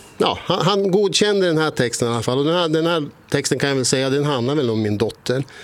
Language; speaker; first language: Swedish; native; Swedish